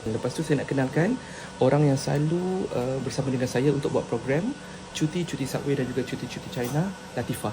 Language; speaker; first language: Malay; native; Malay